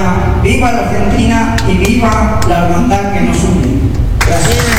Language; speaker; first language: Spanish; native; Spanish